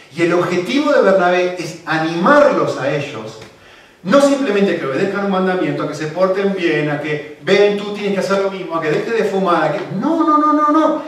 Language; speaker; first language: Spanish; native; Spanish